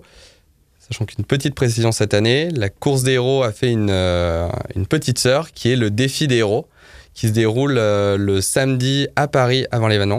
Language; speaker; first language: French; native; French